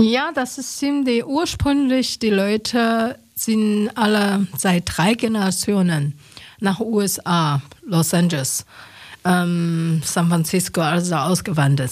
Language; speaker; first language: German; non-native, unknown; Chinese